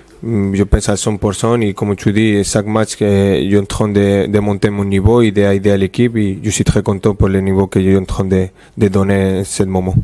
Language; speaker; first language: French; non-native, fluent; Spanish